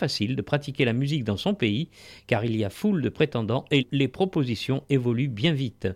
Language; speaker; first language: French; native; French